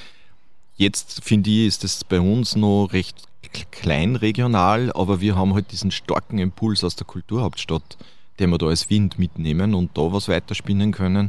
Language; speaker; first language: German; native; German